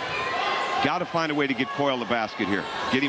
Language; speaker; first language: English; native; English